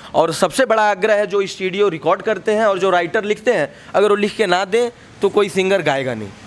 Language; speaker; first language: Hindi; native; Hindi